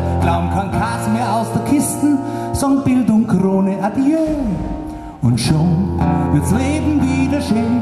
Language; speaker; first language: German; native; German